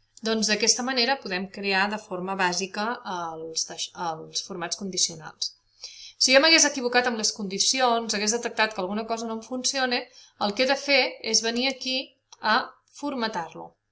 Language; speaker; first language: Catalan; native; Catalan